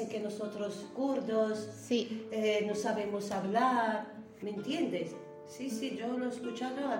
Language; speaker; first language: Spanish; non-native, learner; Arabic